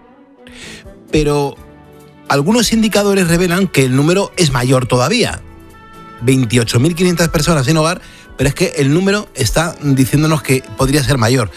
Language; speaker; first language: Spanish; native; Spanish